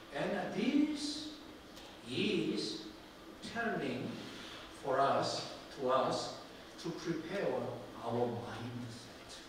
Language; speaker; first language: English; non-native, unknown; Korean